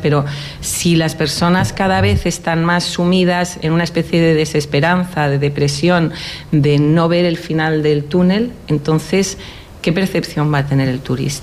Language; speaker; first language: Spanish; native; Spanish